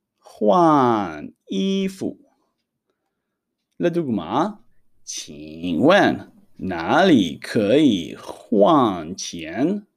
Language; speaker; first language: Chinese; non-native, fluent; Hebrew